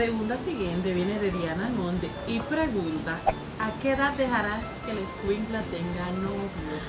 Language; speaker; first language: Spanish; native; Spanish